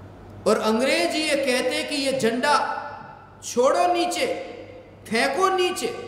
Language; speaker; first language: Hindi; non-native, local second language; Gujarati